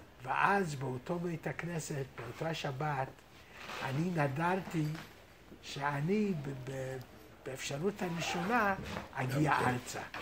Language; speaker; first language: Hebrew; non-native, fluent; English